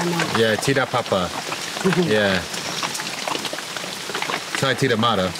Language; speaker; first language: Indonesian; non-native, learner; English